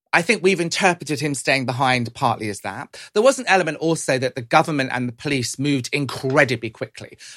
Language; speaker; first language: English; native; English